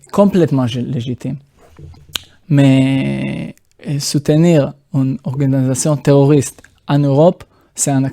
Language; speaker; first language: French; non-native, fluent; Hebrew